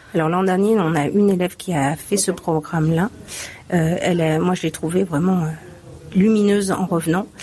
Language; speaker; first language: French; native; French